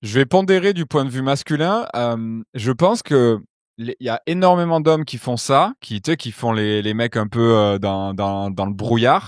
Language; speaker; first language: French; native; French